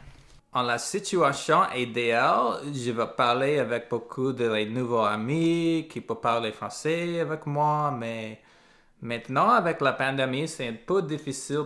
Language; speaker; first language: French; non-native, learner; English